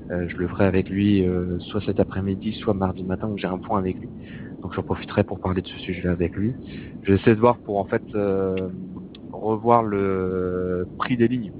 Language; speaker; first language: French; native; French